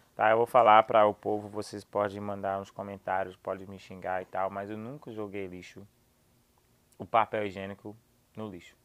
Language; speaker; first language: Portuguese; non-native, fluent; English